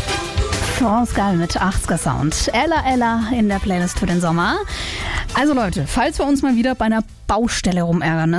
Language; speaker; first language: German; native; German